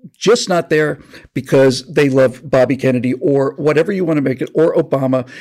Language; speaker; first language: English; native; English